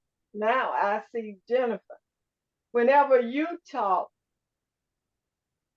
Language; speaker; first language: English; native; English